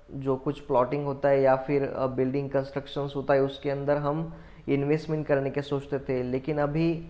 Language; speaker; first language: Hindi; non-native, local second language; Marathi